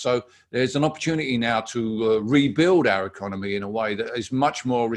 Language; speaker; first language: English; native; English